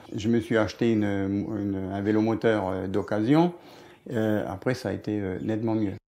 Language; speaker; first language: French; native; French